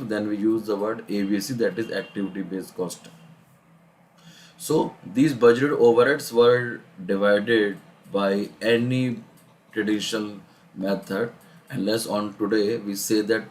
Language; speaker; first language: English; non-native, local second language; Hindi